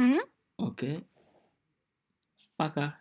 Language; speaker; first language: Russian; non-native, learner; Indonesian